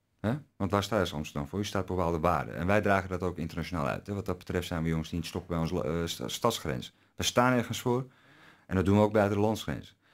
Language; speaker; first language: Dutch; early bilingual, other home language; Turkish